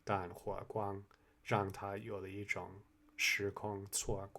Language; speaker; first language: Chinese; non-native, fluent; English